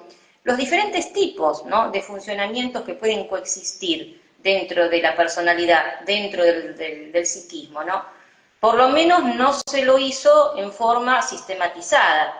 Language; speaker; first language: Spanish; native; Spanish